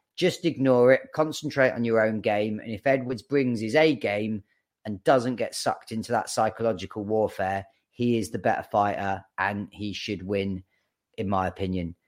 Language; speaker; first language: English; native; English